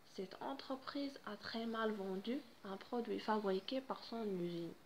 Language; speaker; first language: French; non-native, local second language; Arabic